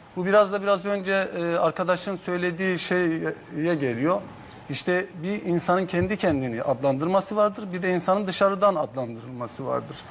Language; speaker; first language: Turkish; non-native, local second language; Zaza